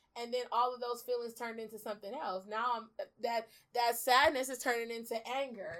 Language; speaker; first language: English; early bilingual, other home language; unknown